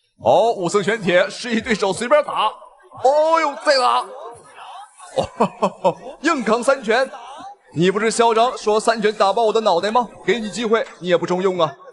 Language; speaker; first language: Chinese; native; Chinese